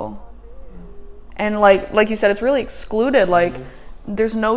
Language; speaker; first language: English; native; English